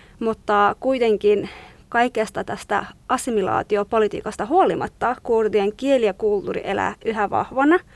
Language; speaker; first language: Finnish; non-native, fluent; Kurdish